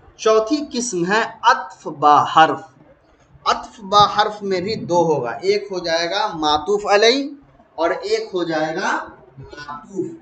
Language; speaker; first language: Urdu; native; Urdu